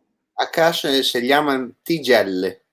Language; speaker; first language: Spanish; non-native, learner; Italian